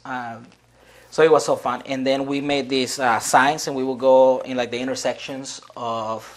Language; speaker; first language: English; non-native, fluent; Spanish